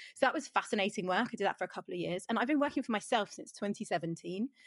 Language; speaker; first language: English; native; English